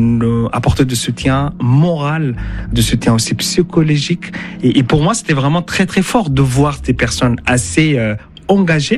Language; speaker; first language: French; non-native, fluent; Arabic